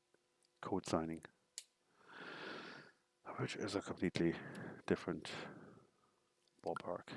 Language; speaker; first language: English; non-native, fluent; German